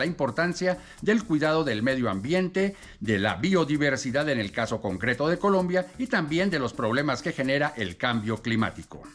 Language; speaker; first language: Spanish; native; Spanish